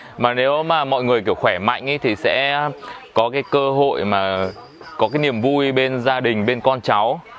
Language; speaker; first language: Vietnamese; native; Vietnamese